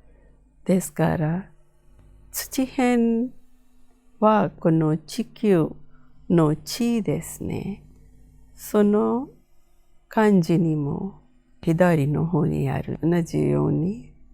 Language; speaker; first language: Japanese; non-native, fluent; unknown